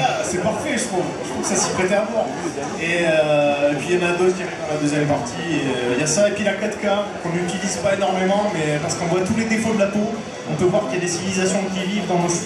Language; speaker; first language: French; native; French